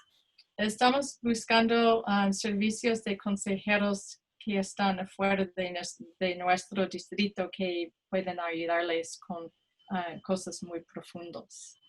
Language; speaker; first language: Spanish; non-native, fluent; English